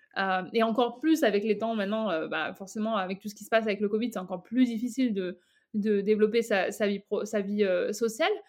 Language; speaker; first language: French; native; French